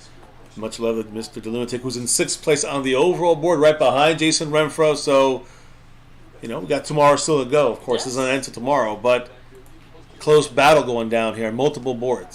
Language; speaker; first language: English; native; English